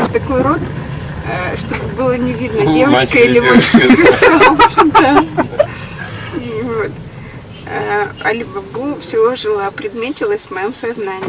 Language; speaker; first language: Russian; native; Russian